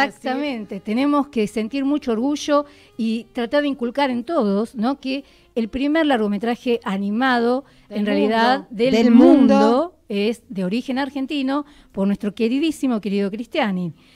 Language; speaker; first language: Spanish; native; Spanish